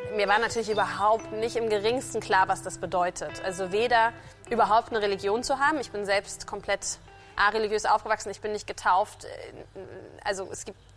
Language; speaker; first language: German; native; German